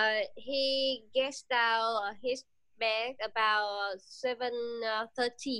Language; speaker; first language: English; non-native, learner; Vietnamese